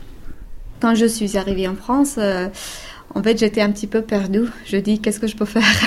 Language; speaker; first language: French; non-native, fluent; Persian